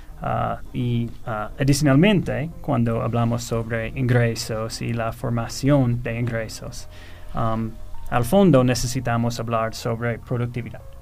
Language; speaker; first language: Spanish; non-native, fluent; English